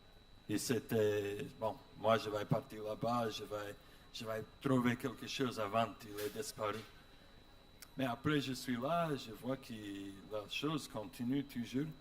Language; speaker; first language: French; non-native, learner; English